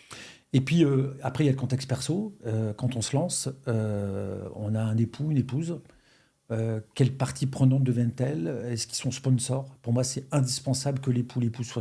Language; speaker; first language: French; native; French